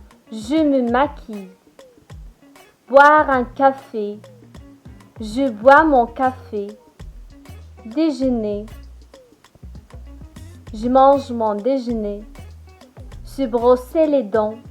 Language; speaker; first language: French; non-native, local second language; Arabic